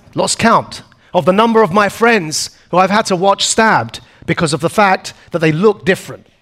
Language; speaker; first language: English; native; English